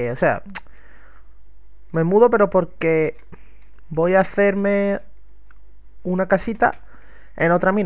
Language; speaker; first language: Spanish; native; Spanish